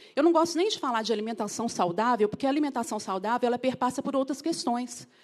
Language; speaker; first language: Portuguese; native; Portuguese